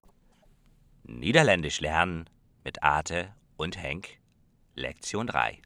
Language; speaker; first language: German; non-native, fluent; Dutch